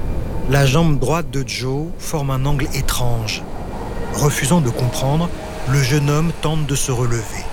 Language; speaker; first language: French; native; French